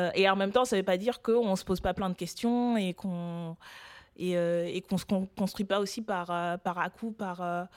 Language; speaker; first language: French; early bilingual, other home language; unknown